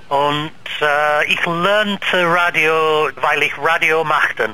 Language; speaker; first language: German; non-native, learner; English